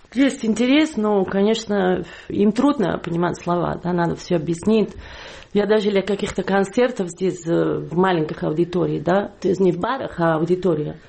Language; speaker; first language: Russian; non-native, fluent; Catalan